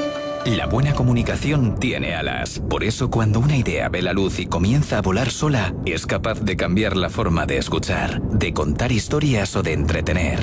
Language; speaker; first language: Spanish; native; Spanish